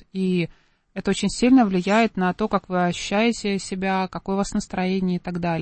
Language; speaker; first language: Russian; native; Russian